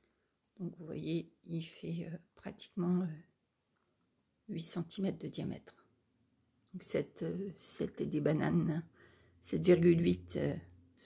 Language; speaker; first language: French; native; French